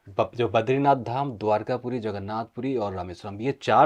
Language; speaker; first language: Hindi; native; Hindi